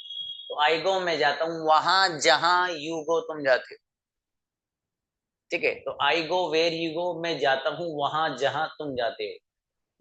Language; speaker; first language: Hindi; native; Hindi